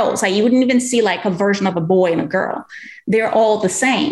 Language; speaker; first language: English; non-native, fluent; Portuguese